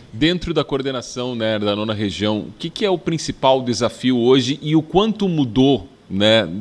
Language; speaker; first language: Portuguese; native; Portuguese